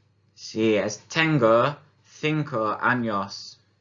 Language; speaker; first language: Spanish; non-native, fluent; English